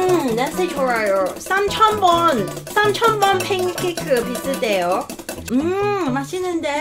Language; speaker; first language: Korean; non-native, learner; Cantonese